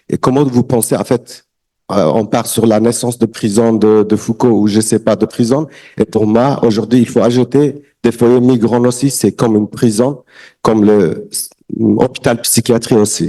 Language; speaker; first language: French; non-native, learner; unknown